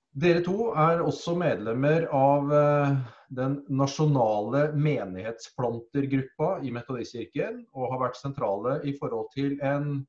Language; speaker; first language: Norwegian; native; Norwegian